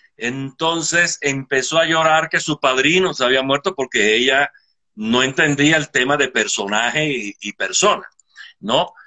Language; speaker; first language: Spanish; native; Spanish